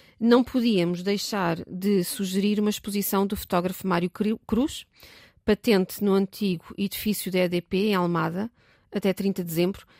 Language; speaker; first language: Portuguese; native; Portuguese